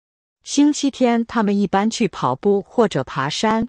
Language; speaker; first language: Chinese; non-native, learner; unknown